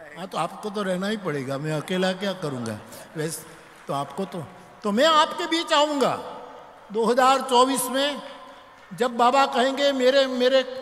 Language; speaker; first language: Hindi; non-native, local second language; Gujarati